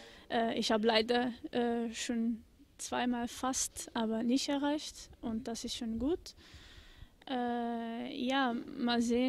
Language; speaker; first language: German; non-native, fluent; Portuguese